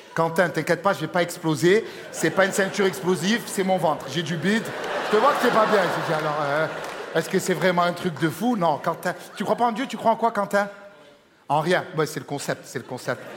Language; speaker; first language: French; native; French